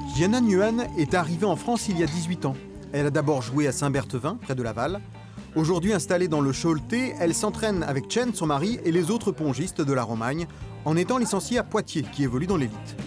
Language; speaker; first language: French; native; French